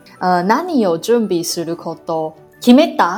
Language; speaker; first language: Japanese; non-native, learner; Chinese